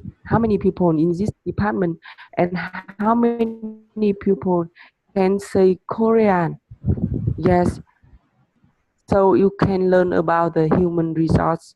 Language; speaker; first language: English; non-native, learner; Vietnamese